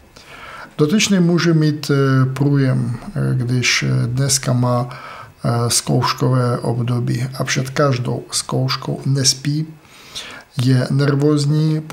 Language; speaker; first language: Czech; non-native, fluent; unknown